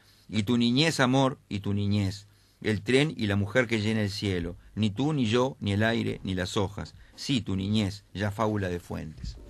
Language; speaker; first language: Spanish; native; Spanish